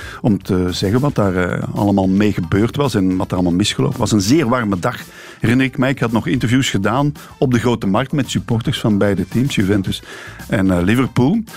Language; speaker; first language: Dutch; native; Dutch